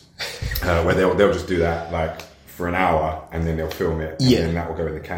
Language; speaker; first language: English; native; English